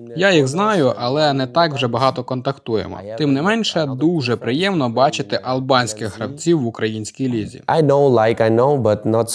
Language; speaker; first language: Ukrainian; non-native, fluent; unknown